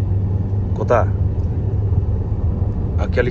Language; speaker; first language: Spanish; native; Spanish